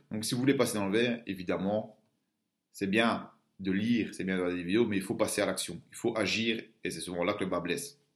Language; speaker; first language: French; native; French